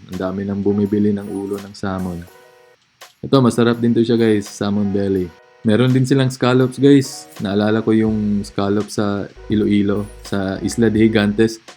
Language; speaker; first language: Filipino; native; Filipino